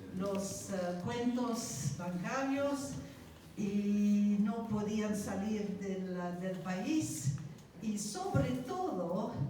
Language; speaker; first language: Spanish; non-native, fluent; English